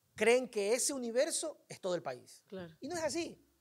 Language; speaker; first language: Spanish; native; Spanish